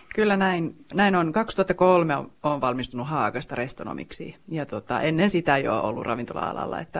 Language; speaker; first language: Finnish; non-native, local second language; Swedish